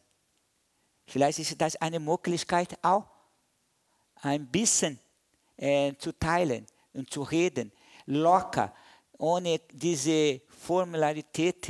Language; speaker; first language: German; non-native, learner; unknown